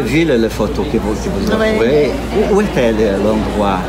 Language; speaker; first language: French; non-native, learner; Portuguese